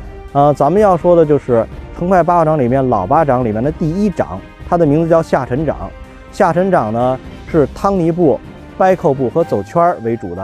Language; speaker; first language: Chinese; native; Chinese